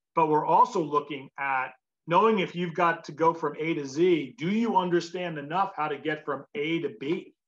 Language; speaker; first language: English; native; English